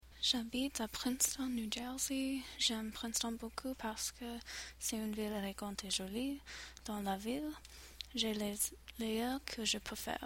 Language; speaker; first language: French; non-native, learner; English